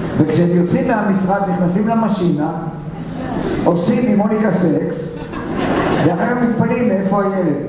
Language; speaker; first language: Hebrew; native; Hebrew